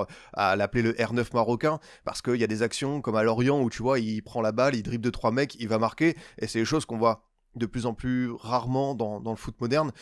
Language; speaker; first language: French; native; French